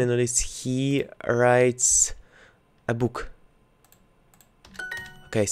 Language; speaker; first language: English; non-native, learner; Russian